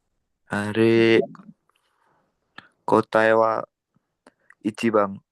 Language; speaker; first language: Japanese; non-native, learner; Indonesian